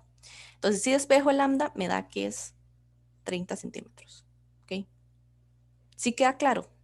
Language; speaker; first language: Spanish; native; Spanish